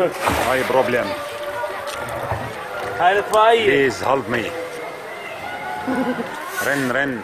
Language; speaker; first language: English; non-native, learner; Arabic